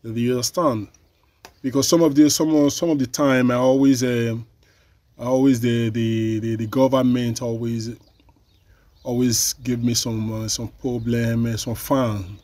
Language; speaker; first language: English; non-native, learner; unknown